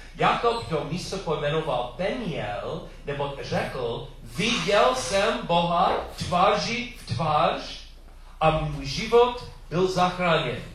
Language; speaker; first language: Czech; non-native, learner; English